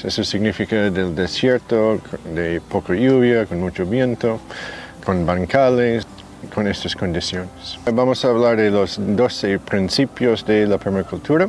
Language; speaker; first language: Spanish; non-native, fluent; English